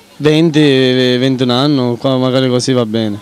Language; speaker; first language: Italian; native; Italian